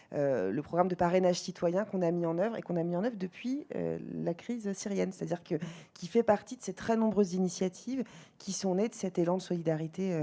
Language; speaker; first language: French; native; French